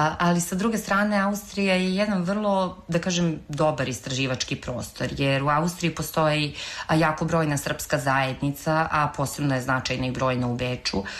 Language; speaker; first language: Serbian; native; Serbian